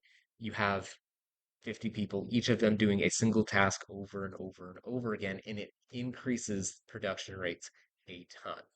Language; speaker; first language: English; native; English